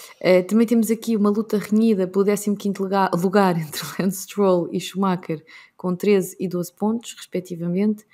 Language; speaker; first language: Portuguese; native; Portuguese